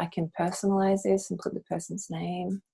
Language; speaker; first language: English; native; English